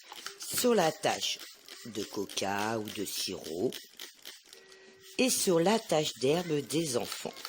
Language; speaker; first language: French; native; French